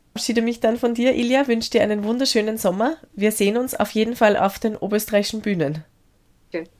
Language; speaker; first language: German; native; German